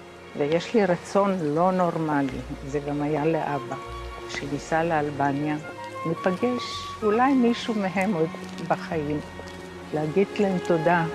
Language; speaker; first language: Hebrew; early bilingual, other home language; Croatian